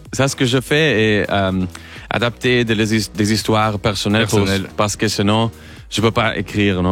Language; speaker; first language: French; non-native, learner; Spanish